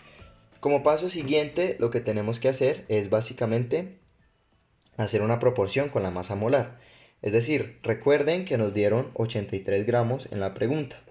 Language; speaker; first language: Spanish; native; Spanish